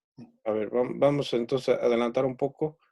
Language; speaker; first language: Spanish; native; Spanish